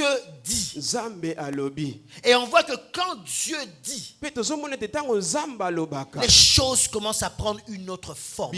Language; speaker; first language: French; non-native, local second language; Lingala